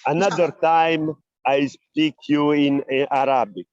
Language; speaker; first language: English; non-native, learner; Italian